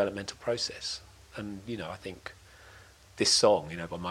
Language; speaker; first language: English; native; English